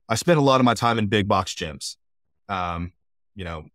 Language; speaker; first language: English; native; English